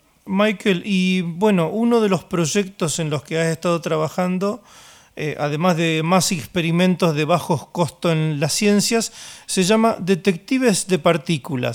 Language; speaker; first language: Spanish; native; Spanish